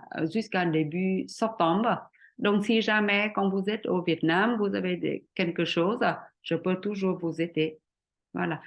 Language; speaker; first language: French; non-native, fluent; Vietnamese